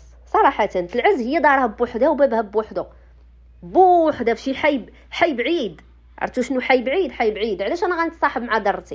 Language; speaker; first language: Arabic; native; Arabic